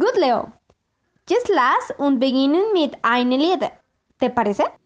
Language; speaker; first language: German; non-native, learner; Spanish